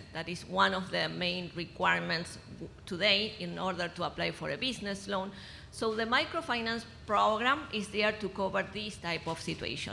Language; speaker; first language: English; non-native, fluent; Spanish